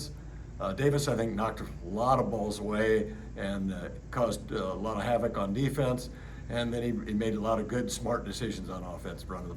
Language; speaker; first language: English; native; English